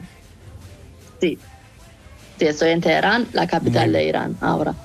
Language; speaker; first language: Spanish; non-native, fluent; Persian